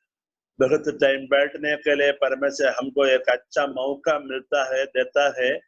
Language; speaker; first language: Hindi; non-native, learner; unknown